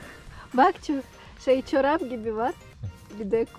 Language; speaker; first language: Turkish; non-native, learner; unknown